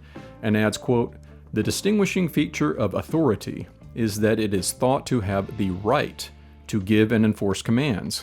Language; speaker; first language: English; native; English